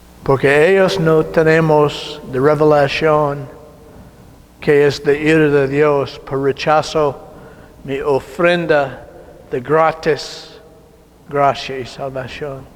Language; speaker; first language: Spanish; non-native, learner; English